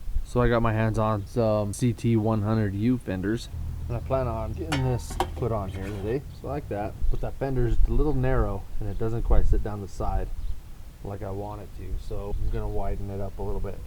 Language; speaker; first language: English; native; English